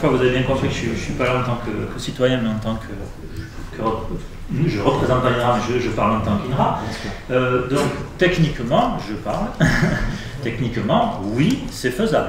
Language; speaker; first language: French; native; French